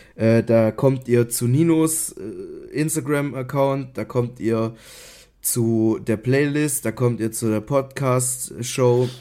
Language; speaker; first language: German; native; German